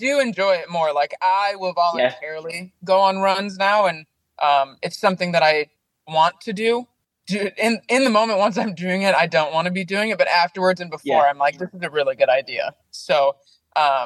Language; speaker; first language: English; native; English